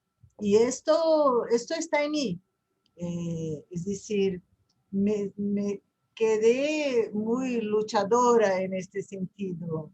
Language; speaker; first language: Spanish; non-native, fluent; Portuguese